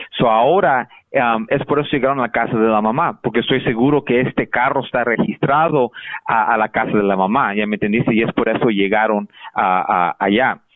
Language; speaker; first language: Spanish; early bilingual, heritage; Spanish